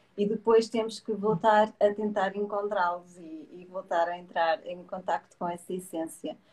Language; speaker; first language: Portuguese; native; Portuguese